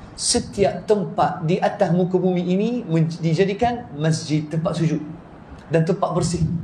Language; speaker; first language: Malay; non-native, fluent; Arabic